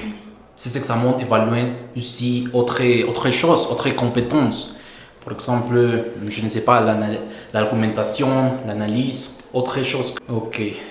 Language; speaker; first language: French; non-native, fluent; Spanish